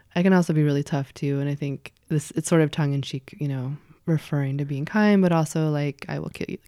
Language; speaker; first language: English; native; English